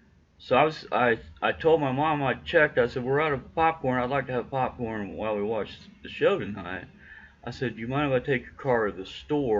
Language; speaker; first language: English; native; English